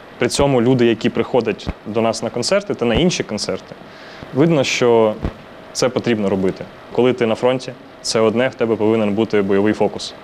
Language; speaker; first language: Ukrainian; non-native, local second language; Russian